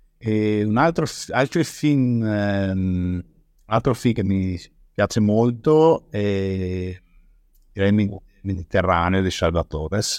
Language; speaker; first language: Italian; native; Italian